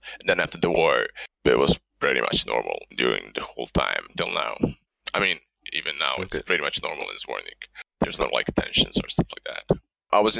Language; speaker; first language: English; non-native, fluent; Bosnian